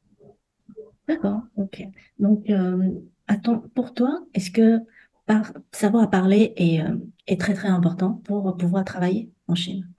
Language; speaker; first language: French; non-native, fluent; Chinese